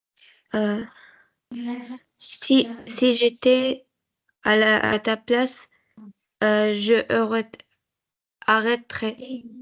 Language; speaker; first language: French; non-native, learner; Arabic